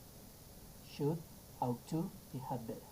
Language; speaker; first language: English; non-native, fluent; Spanish